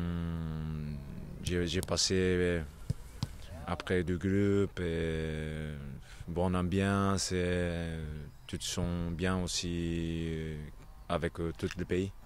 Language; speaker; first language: French; non-native, learner; Japanese